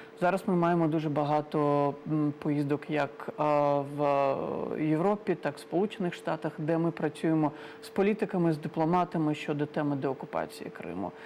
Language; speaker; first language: Ukrainian; non-native, local second language; Crimean Tatar